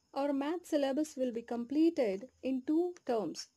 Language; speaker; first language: English; non-native, local second language; Kannada